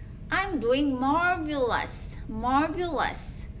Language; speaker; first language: English; non-native, fluent; Korean